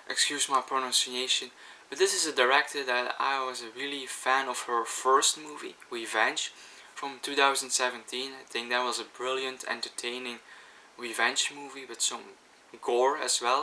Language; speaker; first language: English; non-native, fluent; Dutch